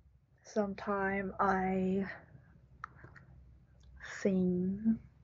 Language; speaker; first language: English; non-native, learner; Japanese